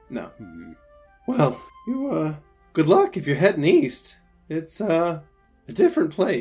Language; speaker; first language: English; native; English